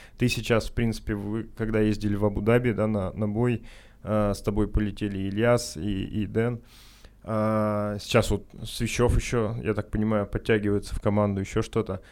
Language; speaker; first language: Russian; native; Russian